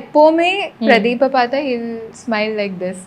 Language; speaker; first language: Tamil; non-native, fluent; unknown